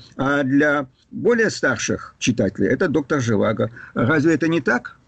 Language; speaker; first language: Russian; native; Russian